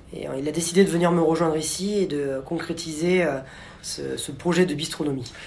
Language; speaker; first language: French; native; French